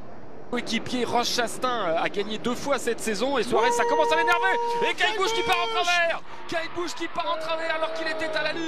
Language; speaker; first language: French; native; French